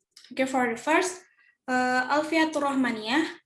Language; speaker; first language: English; non-native, learner; Indonesian